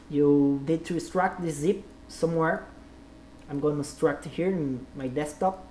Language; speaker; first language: English; non-native, learner; Portuguese